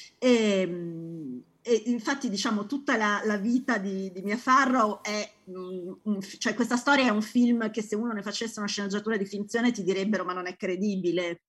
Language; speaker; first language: Italian; native; Italian